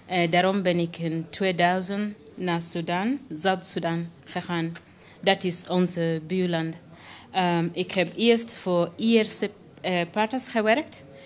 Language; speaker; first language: Dutch; non-native, learner; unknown